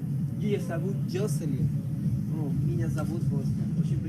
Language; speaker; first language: Russian; non-native, learner; Spanish